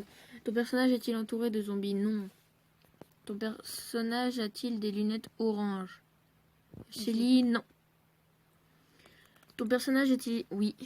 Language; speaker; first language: French; native; French